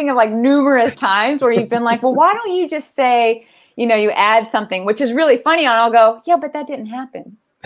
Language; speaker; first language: English; native; English